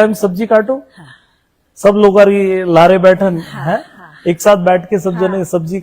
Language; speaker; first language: Hindi; native; Hindi